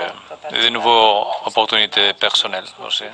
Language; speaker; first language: French; non-native, fluent; Spanish